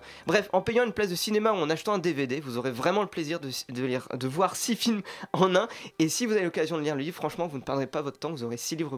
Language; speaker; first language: French; native; French